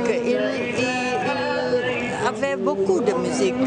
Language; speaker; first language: French; non-native, learner; Dutch